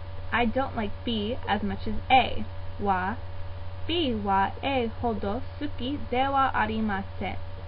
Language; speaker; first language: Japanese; non-native, learner; English